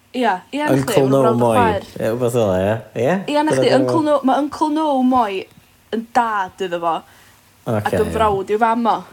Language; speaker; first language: Welsh; native; Welsh